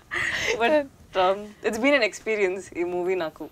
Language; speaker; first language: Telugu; non-native, learner; Tamil